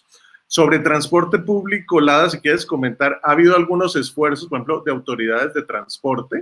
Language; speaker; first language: Spanish; native; Spanish